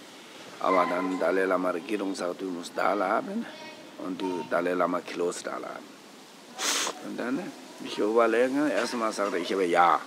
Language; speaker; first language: German; non-native, learner; Tibetan